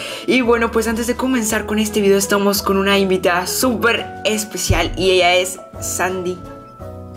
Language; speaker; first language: Spanish; native; Spanish